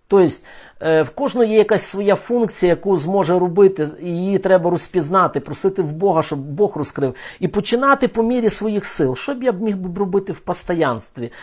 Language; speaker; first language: Ukrainian; non-native, local second language; Russian